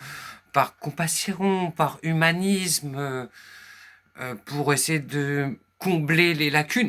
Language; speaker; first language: French; native; French